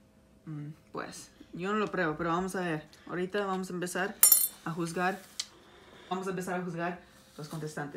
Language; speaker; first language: Spanish; non-native, learner; English